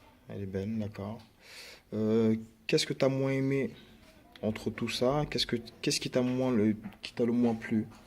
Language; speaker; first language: French; native; French